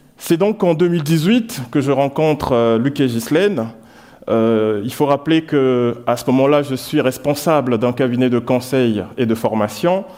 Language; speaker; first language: French; non-native, local second language; Lingala